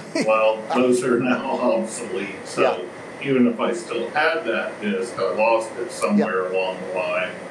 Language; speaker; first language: English; native; English